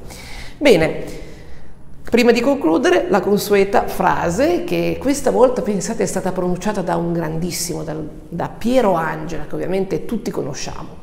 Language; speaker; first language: Italian; native; Italian